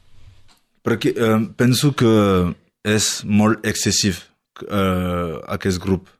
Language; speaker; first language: Catalan; non-native, learner; French